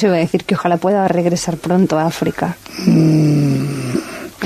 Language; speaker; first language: Spanish; native; Spanish